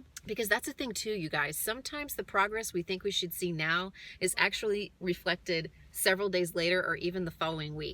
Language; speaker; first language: English; native; English